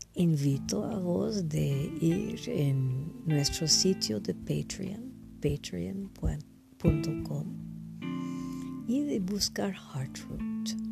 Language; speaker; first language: Spanish; non-native, fluent; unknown